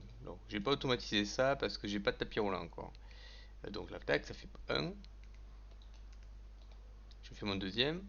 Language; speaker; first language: French; native; French